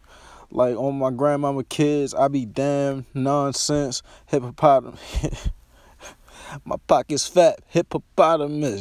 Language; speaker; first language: English; native; English